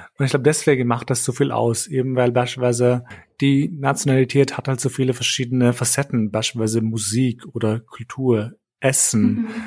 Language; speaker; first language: German; early bilingual, other home language; Albanian